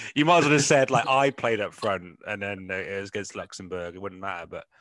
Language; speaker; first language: English; native; English